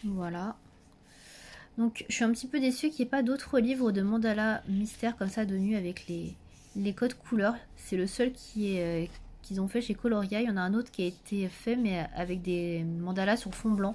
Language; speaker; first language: French; native; French